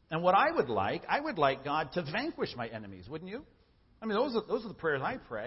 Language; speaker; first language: English; native; English